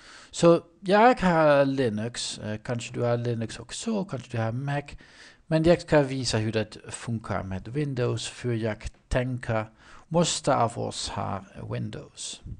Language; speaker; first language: Swedish; non-native, learner; Dutch